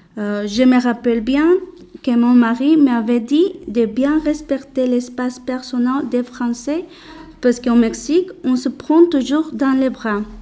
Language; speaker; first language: French; non-native, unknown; Spanish